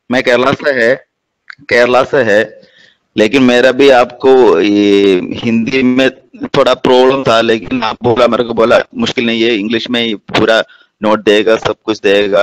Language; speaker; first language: Hindi; non-native, local second language; Malayalam